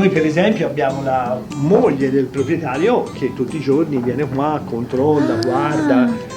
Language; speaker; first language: Italian; native; Italian